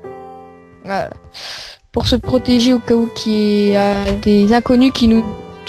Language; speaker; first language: French; native; French